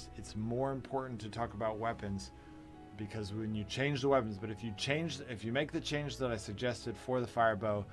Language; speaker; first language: English; native; English